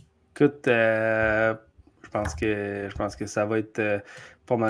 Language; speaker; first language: French; native; French